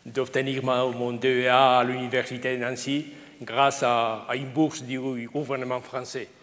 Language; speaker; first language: French; non-native, fluent; Spanish